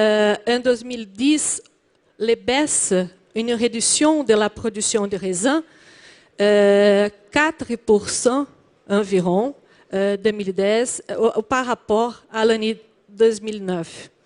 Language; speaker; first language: French; non-native, learner; Portuguese